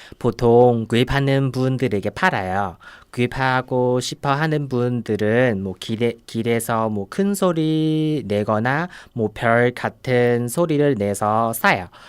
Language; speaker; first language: Korean; non-native, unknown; Vietnamese